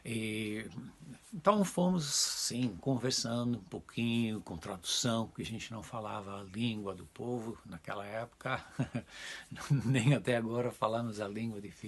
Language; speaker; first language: Portuguese; non-native, fluent; Dutch